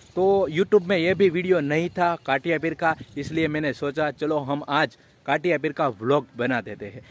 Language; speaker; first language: Hindi; non-native, local second language; Gujarati